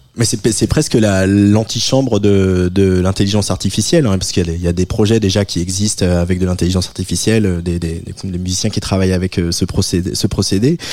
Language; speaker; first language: French; native; French